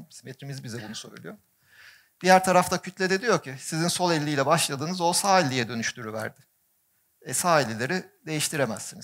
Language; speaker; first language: Turkish; native; Turkish